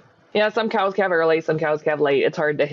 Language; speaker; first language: English; native; English